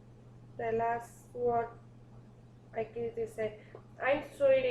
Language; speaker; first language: English; non-native, learner; Spanish